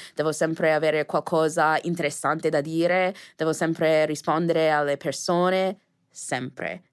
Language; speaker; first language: Italian; non-native, fluent; English